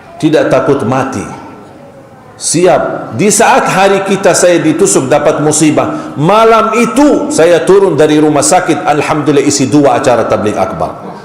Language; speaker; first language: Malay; non-native, fluent; Arabic